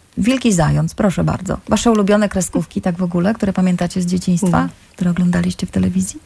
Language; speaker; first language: Polish; native; Polish